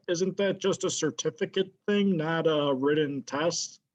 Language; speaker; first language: English; native; English